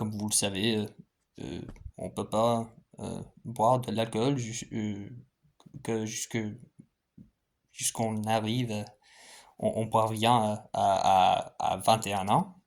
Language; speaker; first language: French; non-native, fluent; English